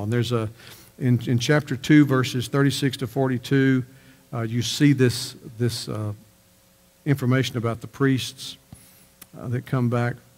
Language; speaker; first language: English; native; English